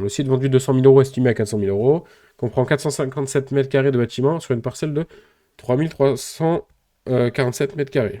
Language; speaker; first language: French; native; French